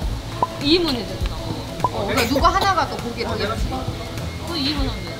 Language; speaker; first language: Indonesian; non-native, learner; Korean